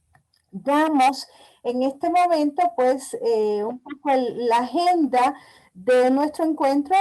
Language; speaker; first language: Spanish; native; Spanish